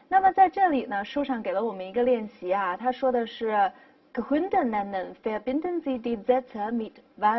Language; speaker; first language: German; non-native, fluent; Chinese